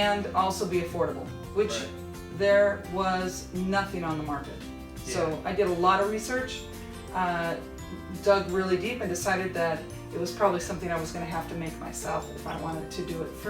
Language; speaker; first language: English; native; English